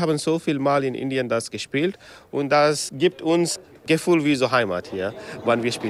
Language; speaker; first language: German; non-native, learner; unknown